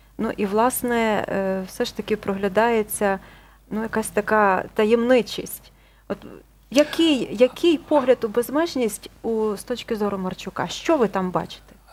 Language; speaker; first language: Ukrainian; native; Ukrainian